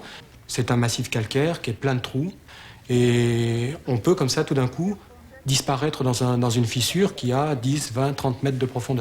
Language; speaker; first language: French; native; French